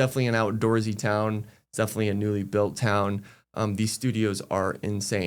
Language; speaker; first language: English; native; English